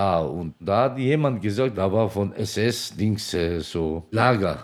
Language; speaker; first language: German; non-native, fluent; Turkish